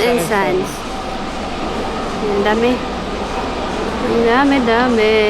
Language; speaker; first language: Filipino; native; Filipino